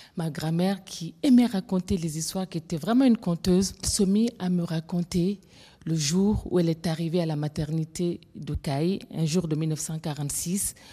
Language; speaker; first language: French; non-native, local second language; Bambara